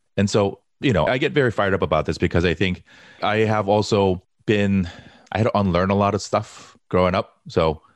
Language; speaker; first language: English; early bilingual, other home language; Korean